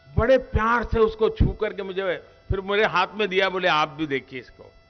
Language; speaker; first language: Hindi; non-native, local second language; Gujarati